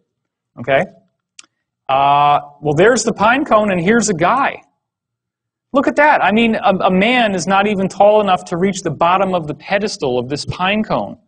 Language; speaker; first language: English; native; English